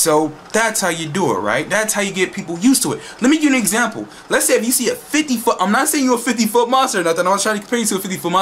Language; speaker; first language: English; native; English